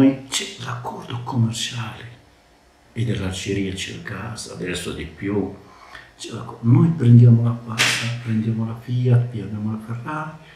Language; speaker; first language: Italian; non-native, learner; Arabic